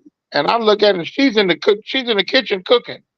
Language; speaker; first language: English; native; English